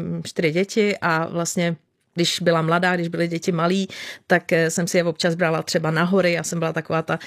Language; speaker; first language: Czech; native; Czech